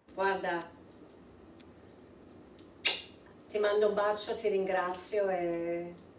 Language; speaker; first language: Italian; non-native, fluent; English